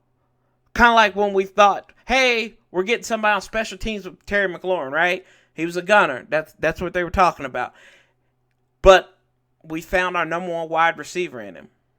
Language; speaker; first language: English; native; English